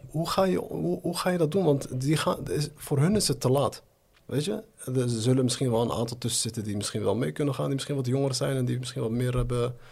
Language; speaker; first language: Dutch; early bilingual, other home language; Arabic